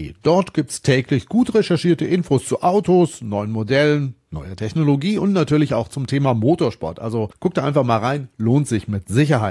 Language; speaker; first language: German; native; German